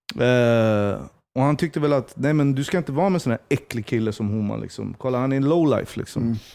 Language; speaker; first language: Swedish; early bilingual, other home language; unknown